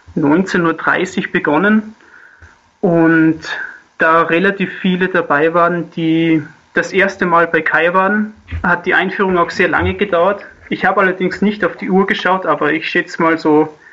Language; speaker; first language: German; native; German